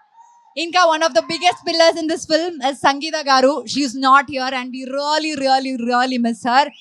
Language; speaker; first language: Telugu; non-native, fluent; Malayalam